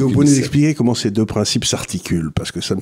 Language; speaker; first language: French; native; French